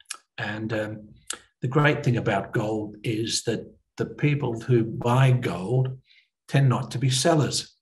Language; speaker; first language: English; native; English